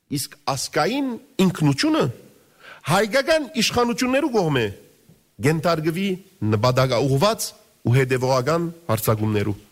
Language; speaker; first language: Armenian; native; Armenian